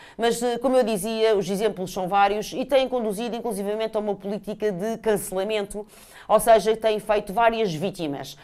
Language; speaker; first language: Portuguese; native; Portuguese